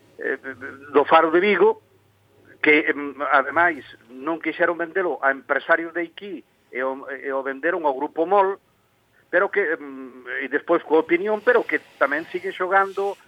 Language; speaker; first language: Galician; native; Galician